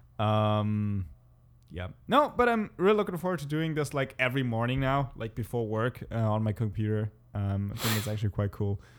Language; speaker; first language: English; non-native, fluent; German